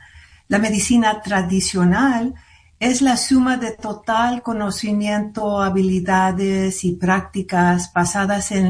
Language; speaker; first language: Spanish; early bilingual, heritage; Spanish